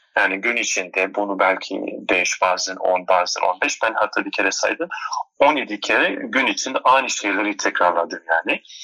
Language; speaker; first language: Turkish; non-native, local second language; Turoyo